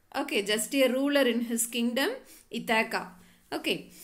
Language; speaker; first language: English; non-native, local second language; Tamil